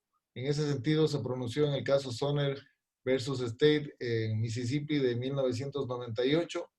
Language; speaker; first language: Spanish; native; Spanish